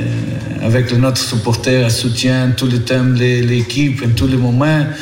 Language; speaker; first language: French; non-native, learner; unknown